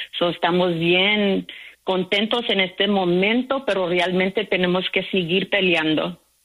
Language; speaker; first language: Spanish; early bilingual, heritage; Spanish